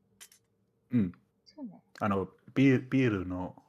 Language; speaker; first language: Japanese; non-native, fluent; Danish